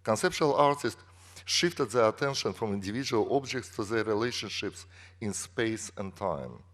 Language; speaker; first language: English; non-native, fluent; Russian